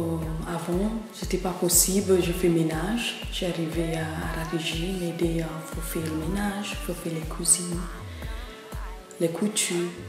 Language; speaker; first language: French; non-native, learner; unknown